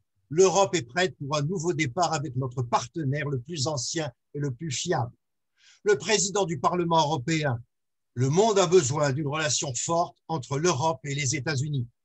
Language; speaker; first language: French; native; French